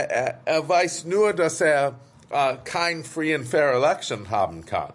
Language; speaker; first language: German; non-native, fluent; English